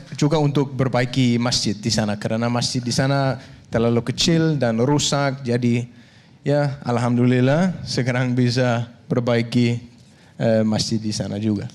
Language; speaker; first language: Indonesian; non-native, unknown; Danish